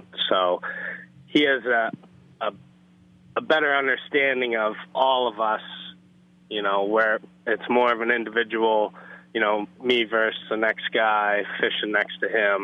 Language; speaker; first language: English; native; English